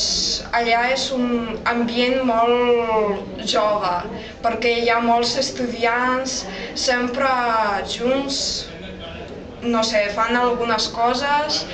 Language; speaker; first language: Catalan; non-native, fluent; Russian